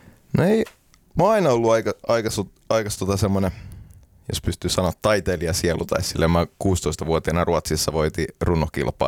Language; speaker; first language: Finnish; early bilingual, heritage; Finnish